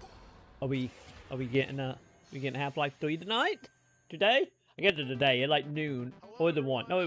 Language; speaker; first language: English; native; English